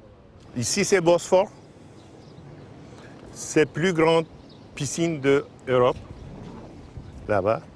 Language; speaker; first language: French; non-native, learner; Turkish